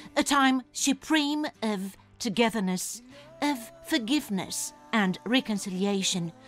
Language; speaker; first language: English; non-native, fluent; Romanian